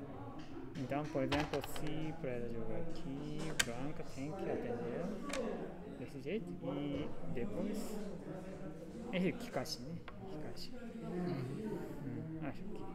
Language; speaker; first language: Portuguese; non-native, learner; Japanese